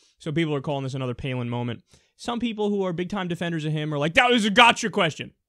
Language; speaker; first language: English; native; English